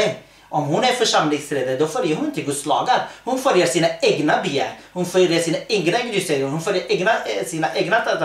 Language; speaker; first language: Swedish; early bilingual, other home language; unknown